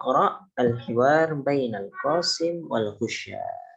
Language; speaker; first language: Arabic; non-native, learner; Indonesian